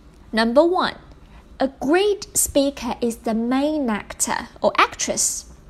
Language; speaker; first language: English; non-native, fluent; Chinese